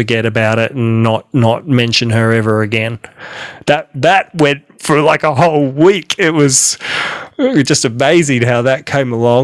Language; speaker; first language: English; native; English